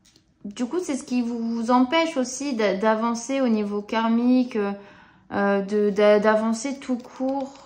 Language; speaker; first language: French; native; French